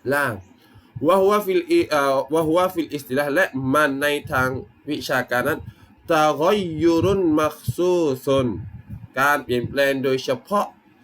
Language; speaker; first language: Thai; non-native, local second language; Malay